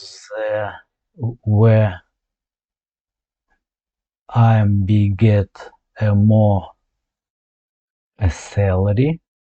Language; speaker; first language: English; non-native, learner; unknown